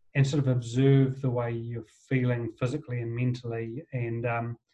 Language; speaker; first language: English; native; English